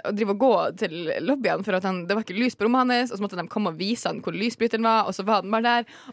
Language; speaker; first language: Norwegian; native; Norwegian